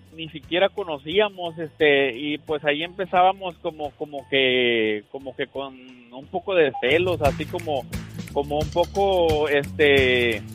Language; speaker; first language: Spanish; native; Spanish